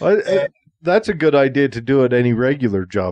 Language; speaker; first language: English; native; English